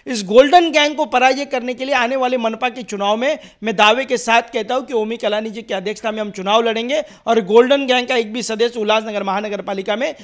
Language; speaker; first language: Hindi; non-native, local second language; Marathi